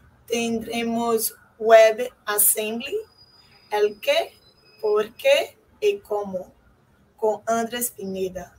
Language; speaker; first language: Spanish; non-native, fluent; Portuguese